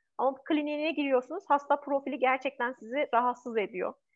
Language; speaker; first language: Turkish; non-native, fluent; Persian